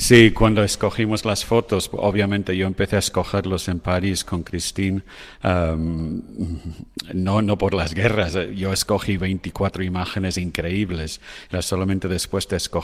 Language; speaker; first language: Spanish; non-native, fluent; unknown